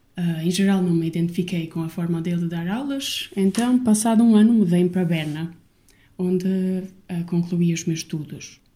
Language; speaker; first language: Portuguese; non-native, fluent; Albanian